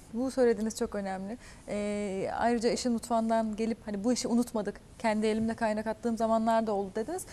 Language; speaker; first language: Turkish; native; Turkish